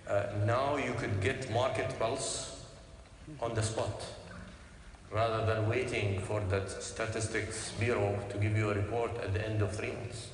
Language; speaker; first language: English; non-native, fluent; Arabic